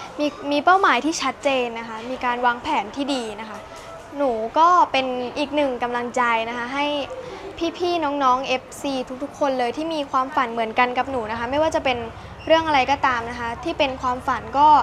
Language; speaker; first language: Thai; native; Thai